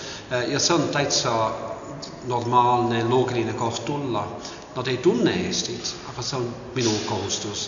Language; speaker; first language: Estonian; early bilingual, heritage; English